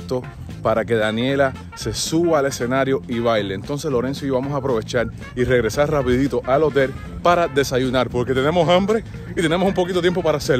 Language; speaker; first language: Spanish; native; Spanish